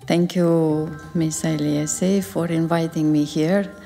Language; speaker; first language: English; non-native, fluent; Romanian